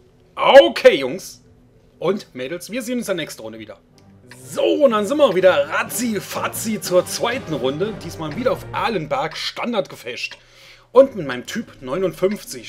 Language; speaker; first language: German; native; German